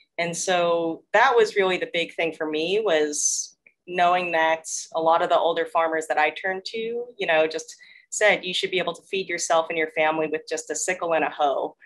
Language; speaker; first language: English; early bilingual, other home language; Korean